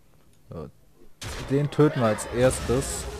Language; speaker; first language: German; native; German